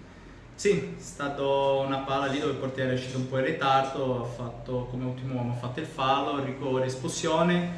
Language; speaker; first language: Italian; non-native, fluent; Portuguese